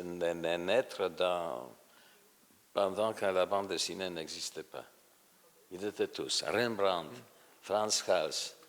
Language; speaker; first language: French; non-native, fluent; Polish